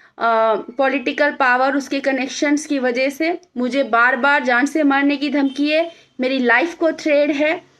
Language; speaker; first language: Hindi; native; Hindi